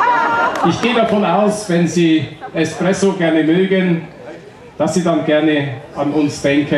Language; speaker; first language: German; native; German